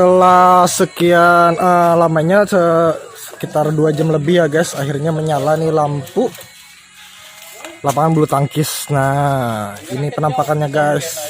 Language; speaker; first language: Indonesian; non-native, local second language; Banjar